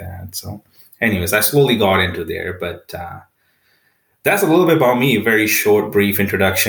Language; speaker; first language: English; non-native, local second language; Punjabi